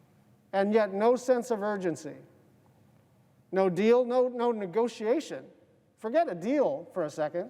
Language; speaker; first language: English; native; English